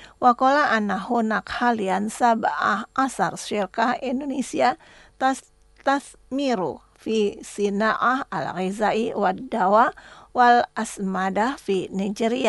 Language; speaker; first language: Arabic; non-native, fluent; Indonesian